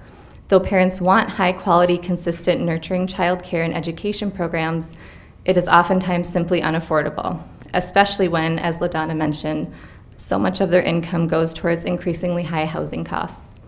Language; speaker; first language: English; native; English